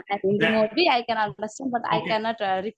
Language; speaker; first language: English; non-native, learner; Nepali